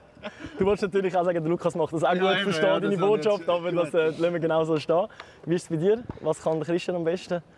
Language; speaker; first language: German; native; German